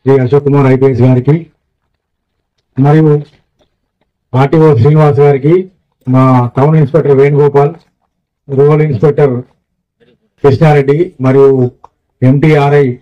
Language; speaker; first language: Telugu; native; Telugu